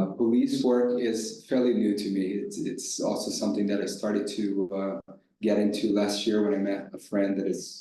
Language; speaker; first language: English; non-native, fluent; Portuguese